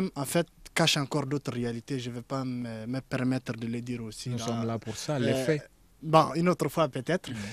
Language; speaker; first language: French; non-native, local second language; Tamasheq